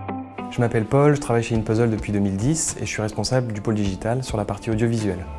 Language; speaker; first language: French; native; French